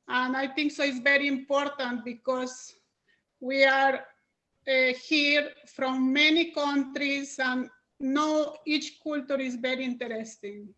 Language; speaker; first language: English; non-native, learner; Spanish